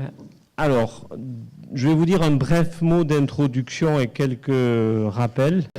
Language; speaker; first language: French; native; French